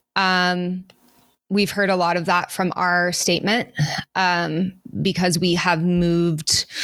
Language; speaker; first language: English; native; English